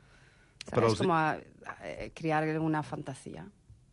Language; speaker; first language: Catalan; non-native, learner; Swedish